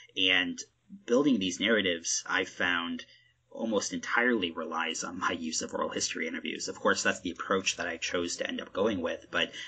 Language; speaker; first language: English; native; English